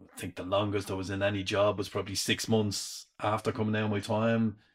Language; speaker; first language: English; native; English